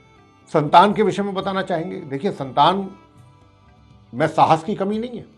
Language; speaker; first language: Hindi; native; Hindi